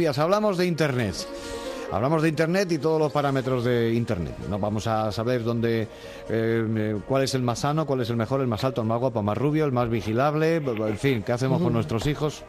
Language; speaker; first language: Spanish; native; Spanish